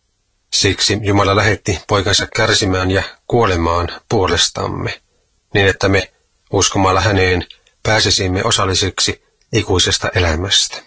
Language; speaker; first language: Finnish; native; Finnish